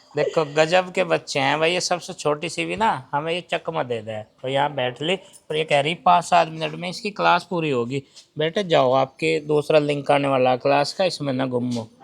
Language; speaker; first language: Hindi; native; Hindi